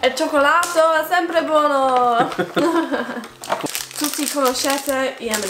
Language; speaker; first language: Italian; non-native, fluent; English